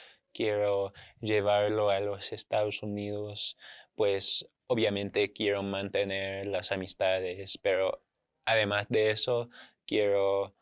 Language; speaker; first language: Spanish; non-native, fluent; English